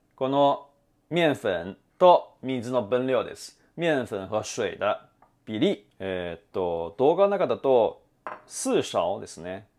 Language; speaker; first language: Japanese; non-native, fluent; Chinese